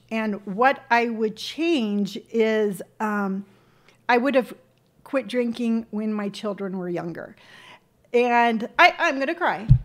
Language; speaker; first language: English; native; English